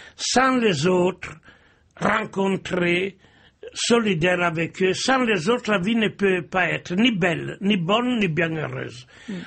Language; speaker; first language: French; non-native, fluent; Italian